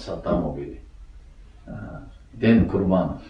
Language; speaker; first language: Russian; non-native, learner; Azerbaijani